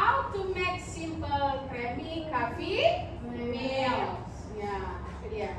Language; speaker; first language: English; non-native, learner; Indonesian